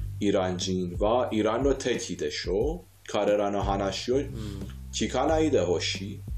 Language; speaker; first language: Japanese; non-native, fluent; Persian